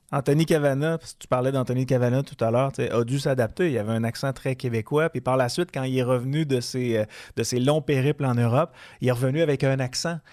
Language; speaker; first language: French; native; French